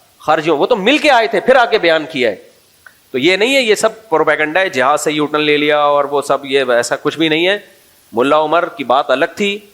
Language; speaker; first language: Urdu; native; Urdu